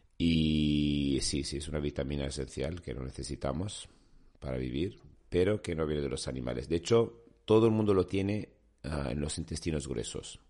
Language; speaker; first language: Spanish; non-native, fluent; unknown